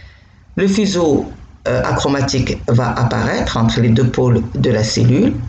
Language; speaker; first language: French; non-native, local second language; Arabic